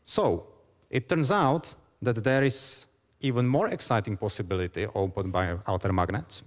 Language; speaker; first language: English; non-native, fluent; Czech